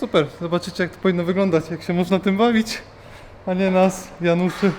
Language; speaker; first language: Polish; native; Polish